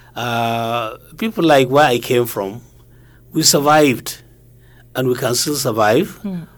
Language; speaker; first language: English; non-native, local second language; Hausa